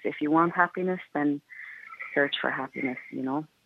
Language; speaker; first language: English; native; English